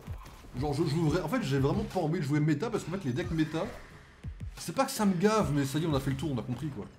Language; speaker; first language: French; native; French